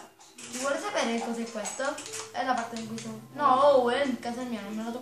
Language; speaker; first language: Italian; native; Italian